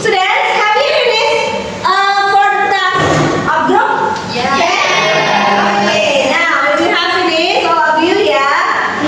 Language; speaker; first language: English; non-native, fluent; Indonesian